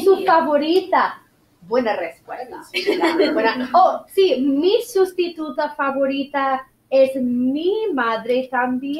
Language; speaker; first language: Spanish; non-native, fluent; English